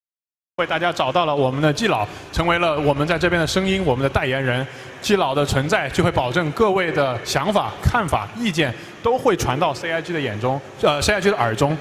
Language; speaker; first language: Chinese; native; Chinese